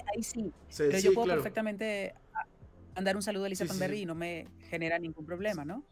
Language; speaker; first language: Spanish; native; Spanish